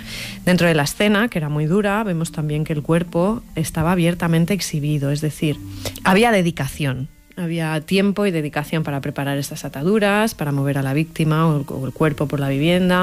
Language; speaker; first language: Spanish; native; Spanish